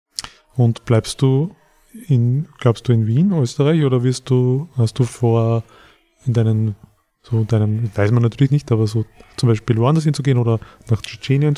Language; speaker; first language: German; native; German